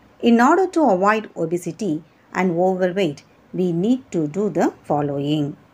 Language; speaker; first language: English; non-native, local second language; Tamil